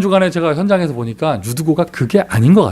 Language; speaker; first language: Korean; native; Korean